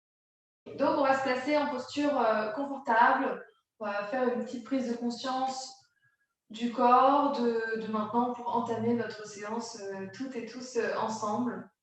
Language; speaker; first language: French; native; French